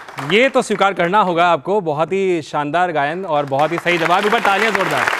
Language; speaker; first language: Hindi; native; Hindi